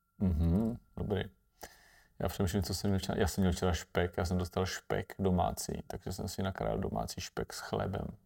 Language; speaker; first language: Czech; native; Czech